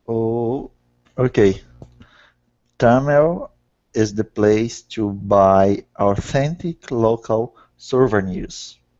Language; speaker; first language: English; non-native, learner; Portuguese